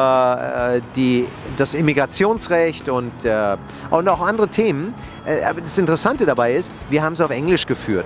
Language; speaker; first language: German; native; German